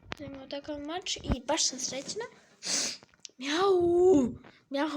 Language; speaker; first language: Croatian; early bilingual, heritage; Croatian